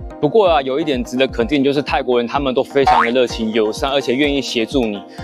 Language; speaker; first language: Chinese; native; Chinese